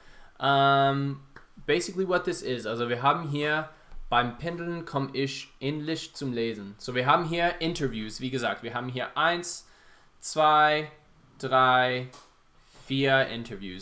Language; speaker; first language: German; non-native, fluent; English